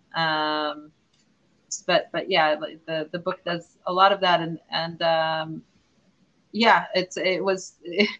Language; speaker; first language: English; non-native, fluent; Hebrew